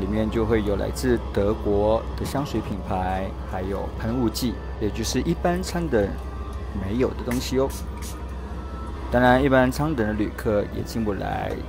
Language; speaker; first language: Chinese; native; Chinese